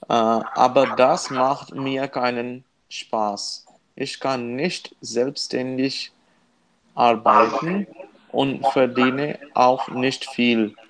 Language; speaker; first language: German; non-native, learner; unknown